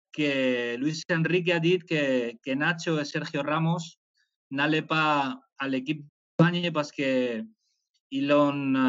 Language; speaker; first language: French; non-native, fluent; Spanish